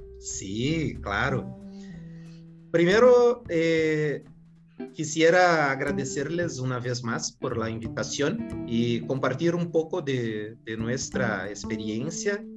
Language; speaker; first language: Spanish; non-native, learner; Portuguese